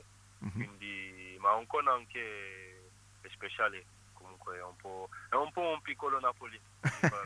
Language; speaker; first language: Italian; non-native, fluent; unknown